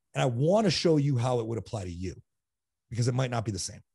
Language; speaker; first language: English; native; English